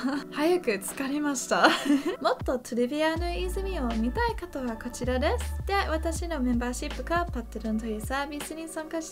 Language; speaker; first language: Japanese; non-native, learner; English